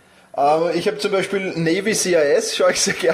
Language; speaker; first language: German; native; German